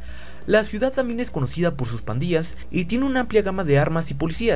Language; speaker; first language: Spanish; native; Spanish